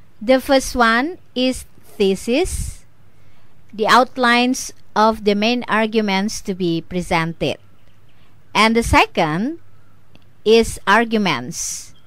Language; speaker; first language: English; non-native, fluent; Indonesian